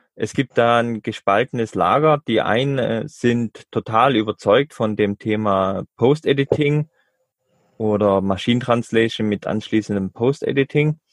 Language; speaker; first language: German; native; German